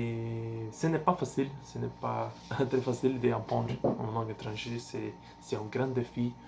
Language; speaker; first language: French; non-native, learner; Portuguese